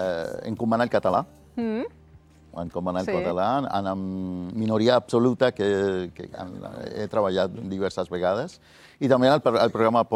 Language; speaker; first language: Catalan; non-native, fluent; Spanish